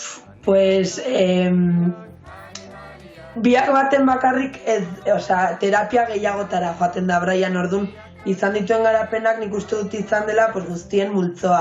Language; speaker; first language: Basque; non-native, local second language; Spanish